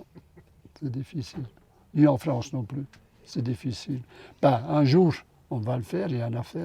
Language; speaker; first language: French; non-native, local second language; Dutch